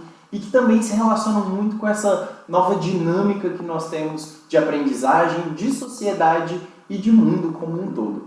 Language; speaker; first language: Portuguese; native; Portuguese